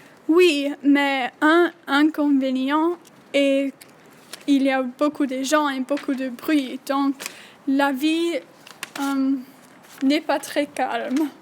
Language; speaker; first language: French; non-native, learner; English